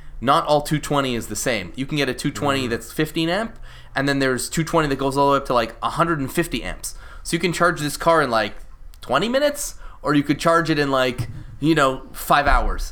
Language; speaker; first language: English; native; English